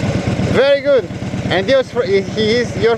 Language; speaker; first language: English; non-native, learner; French